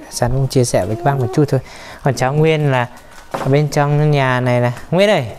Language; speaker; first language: Vietnamese; non-native, local second language; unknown